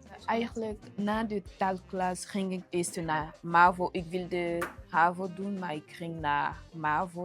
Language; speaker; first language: Dutch; non-native, fluent; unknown